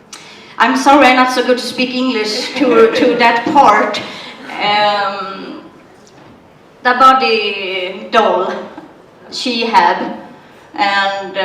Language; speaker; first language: English; non-native, learner; Swedish